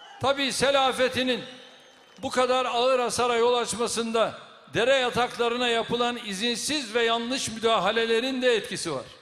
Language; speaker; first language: Turkish; native; Turkish